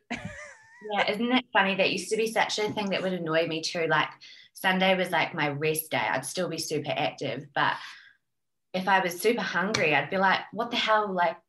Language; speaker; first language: English; native; English